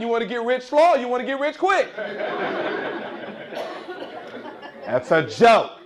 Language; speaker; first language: English; native; English